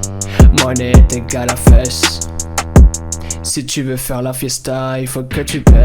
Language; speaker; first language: French; native; French